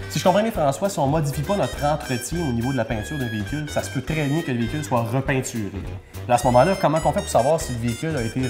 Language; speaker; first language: French; native; French